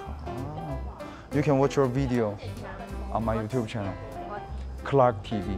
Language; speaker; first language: English; non-native, learner; Korean